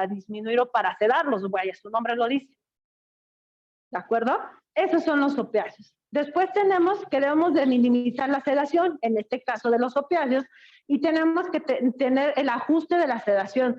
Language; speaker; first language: Spanish; native; Spanish